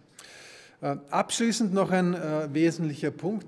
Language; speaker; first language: German; native; German